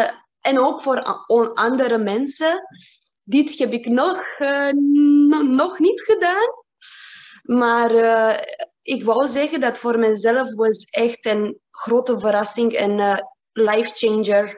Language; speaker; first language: Dutch; non-native, learner; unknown